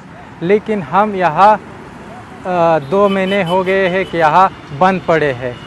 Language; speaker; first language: Hindi; non-native, fluent; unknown